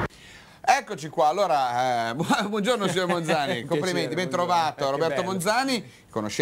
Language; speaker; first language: Italian; native; Italian